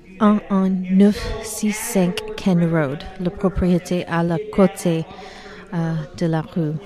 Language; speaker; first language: French; non-native, learner; English